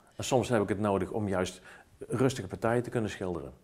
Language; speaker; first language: Dutch; native; Dutch